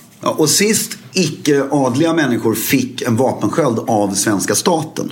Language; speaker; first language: Swedish; non-native, fluent; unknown